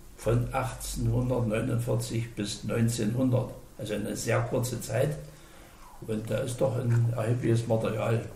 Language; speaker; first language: German; native; German